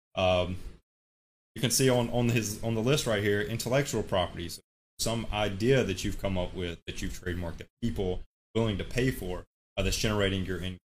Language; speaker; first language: English; native; English